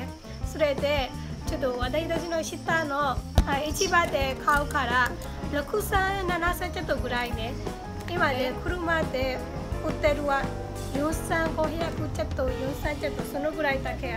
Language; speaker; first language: Japanese; non-native, learner; Burmese